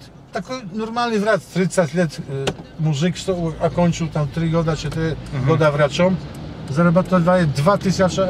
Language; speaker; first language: Russian; non-native, learner; Polish